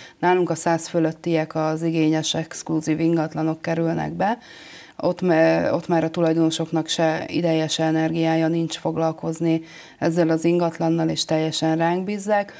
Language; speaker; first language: Hungarian; native; Hungarian